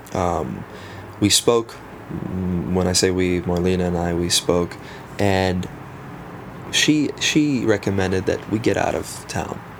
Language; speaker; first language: English; early bilingual, other home language; Afrikaans